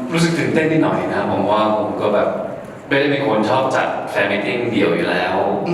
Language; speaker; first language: Thai; early bilingual, heritage; Thai